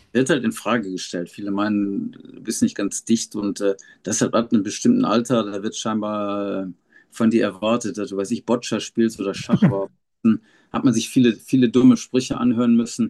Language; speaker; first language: German; native; German